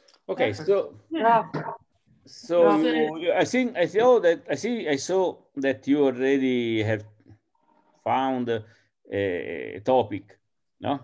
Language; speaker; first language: English; non-native, fluent; Italian